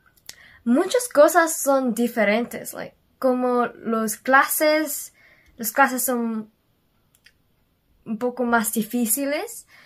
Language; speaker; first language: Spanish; non-native, learner; Korean